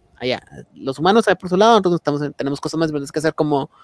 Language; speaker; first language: Spanish; native; Spanish